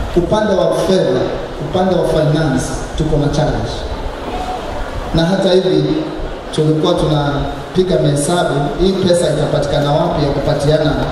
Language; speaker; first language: Swahili; native; Swahili